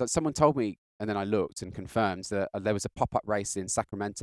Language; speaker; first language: English; native; English